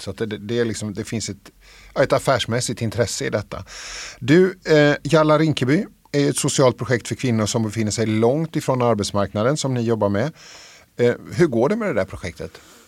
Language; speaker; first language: Swedish; native; Swedish